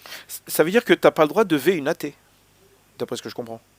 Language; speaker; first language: French; native; French